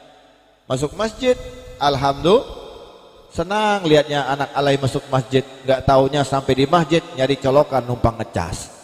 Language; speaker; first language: Indonesian; native; Indonesian